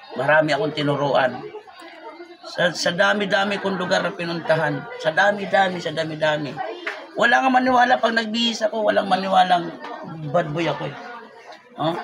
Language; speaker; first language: Filipino; non-native, local second language; Waray